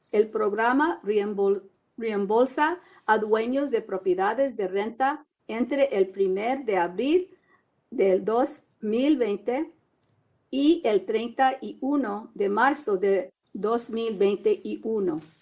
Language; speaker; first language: Spanish; early bilingual, heritage; Spanish